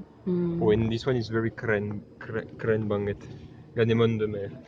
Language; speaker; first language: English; non-native, learner; French